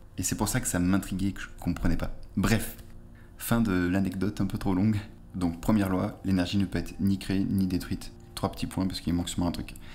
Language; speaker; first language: French; native; French